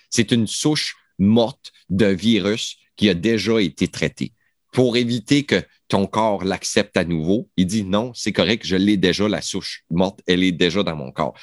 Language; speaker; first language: French; native; French